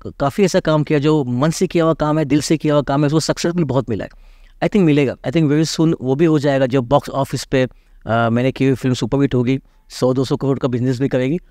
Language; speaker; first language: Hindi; non-native, local second language; Marathi